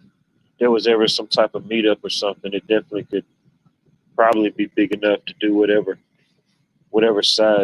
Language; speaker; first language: English; native; English